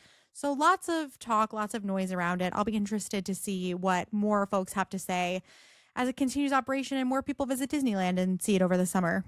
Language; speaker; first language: English; native; English